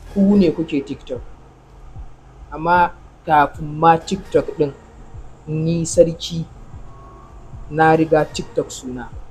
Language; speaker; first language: Hausa; native; Hausa